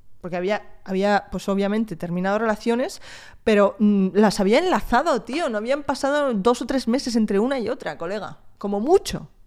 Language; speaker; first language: Spanish; early bilingual, other home language; French